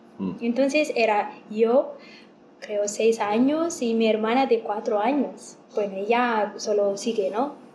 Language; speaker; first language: Spanish; non-native, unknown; Amharic